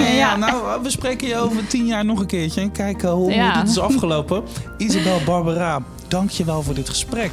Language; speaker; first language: Dutch; native; Dutch